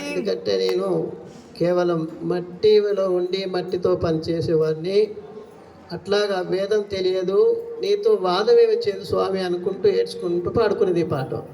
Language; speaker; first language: Telugu; native; Telugu